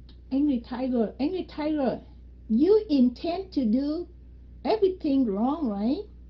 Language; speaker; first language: English; non-native, fluent; Vietnamese